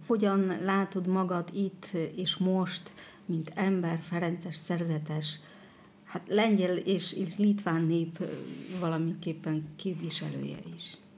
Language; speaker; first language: Hungarian; native; Hungarian